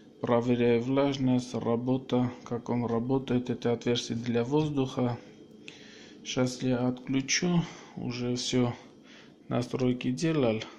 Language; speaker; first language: Russian; non-native, local second language; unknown